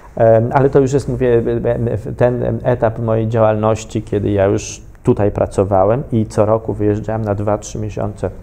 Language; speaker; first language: Polish; native; Polish